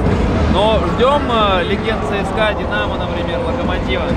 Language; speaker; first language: Russian; native; Russian